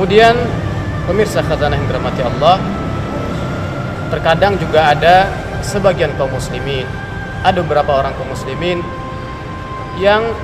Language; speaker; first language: Indonesian; native; Indonesian